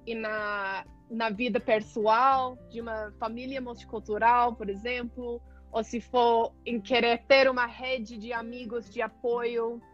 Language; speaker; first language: Portuguese; non-native, fluent; English